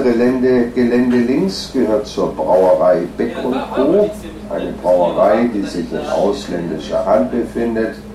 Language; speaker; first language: German; native; German